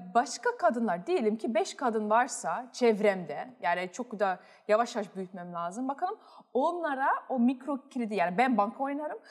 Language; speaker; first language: Turkish; early bilingual, heritage; Turkish